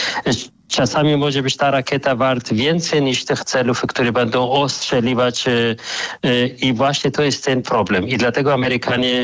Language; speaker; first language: Polish; non-native, fluent; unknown